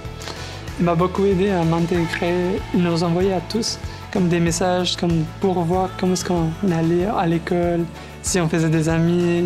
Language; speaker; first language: French; non-native, learner; Spanish